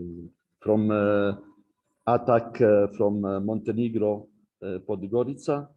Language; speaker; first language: English; non-native, learner; Italian